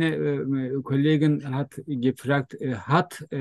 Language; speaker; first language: German; non-native, fluent; Turkish